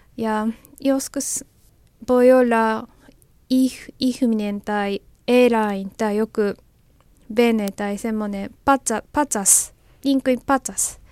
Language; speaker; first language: Finnish; non-native, learner; Japanese